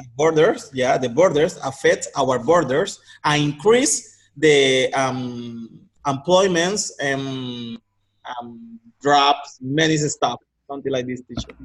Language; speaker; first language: English; non-native, learner; Spanish